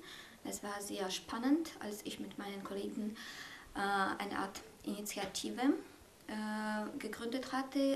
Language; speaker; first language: German; non-native, fluent; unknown